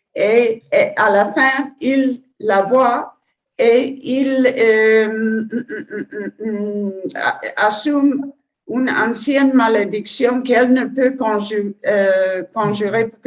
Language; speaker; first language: French; non-native, learner; Spanish